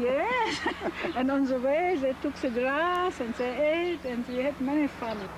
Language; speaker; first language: English; non-native, learner; German